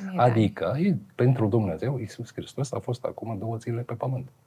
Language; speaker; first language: Romanian; non-native, fluent; Arabic